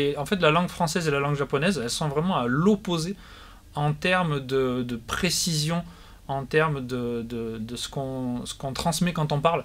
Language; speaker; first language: French; native; French